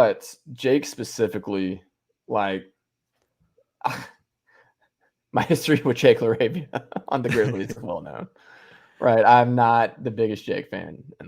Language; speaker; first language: English; native; English